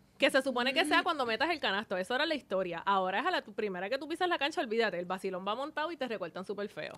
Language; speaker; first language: Spanish; native; Spanish